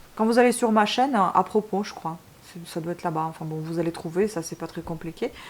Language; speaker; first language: French; non-native, fluent; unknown